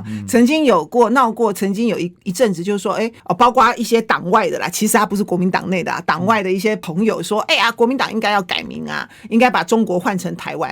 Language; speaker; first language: Chinese; native; Chinese